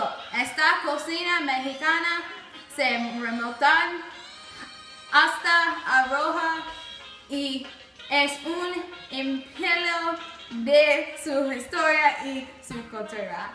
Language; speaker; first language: Spanish; non-native, learner; English